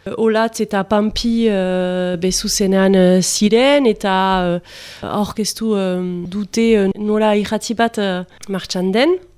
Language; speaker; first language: Basque; non-native, local second language; French